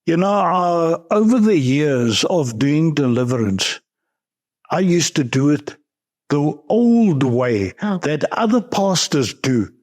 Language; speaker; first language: English; non-native, local second language; Afrikaans